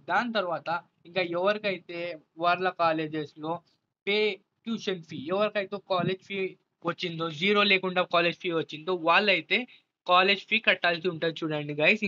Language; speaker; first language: Telugu; non-native, local second language; Urdu